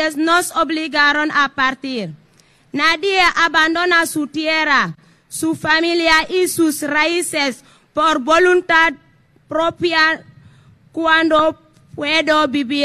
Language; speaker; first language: Spanish; non-native, fluent; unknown